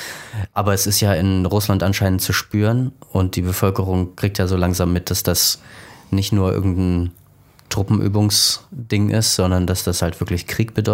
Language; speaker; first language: German; native; German